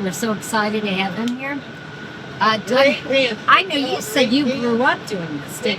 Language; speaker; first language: English; native; English